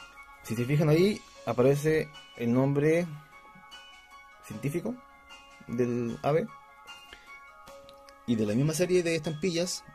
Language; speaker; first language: Spanish; native; Spanish